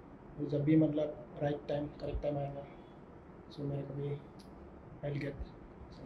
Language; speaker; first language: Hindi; non-native, local second language; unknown